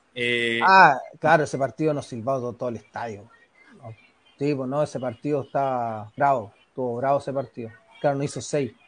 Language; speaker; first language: Spanish; native; Spanish